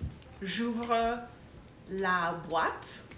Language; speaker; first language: French; non-native, local second language; English